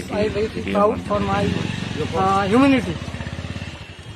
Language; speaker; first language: English; non-native, learner; Bangla